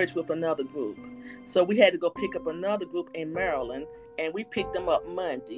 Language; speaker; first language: English; native; English